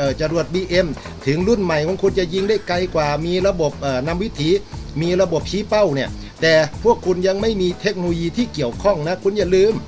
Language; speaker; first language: Thai; native; Thai